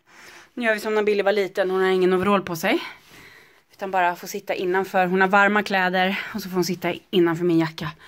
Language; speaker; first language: Swedish; native; Swedish